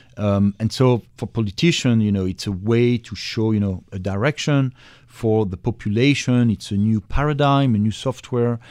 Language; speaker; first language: English; non-native, fluent; French